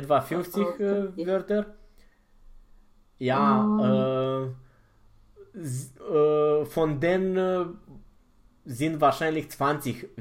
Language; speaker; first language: German; non-native, fluent; Romanian